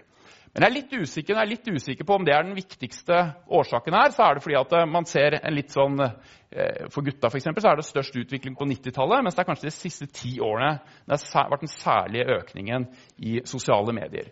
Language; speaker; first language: Norwegian; native; Norwegian